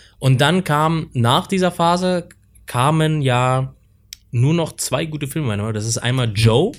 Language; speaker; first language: German; native; German